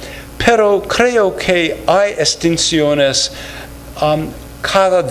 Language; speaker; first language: Spanish; non-native, fluent; English